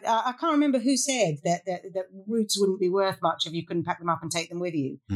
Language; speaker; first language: English; native; English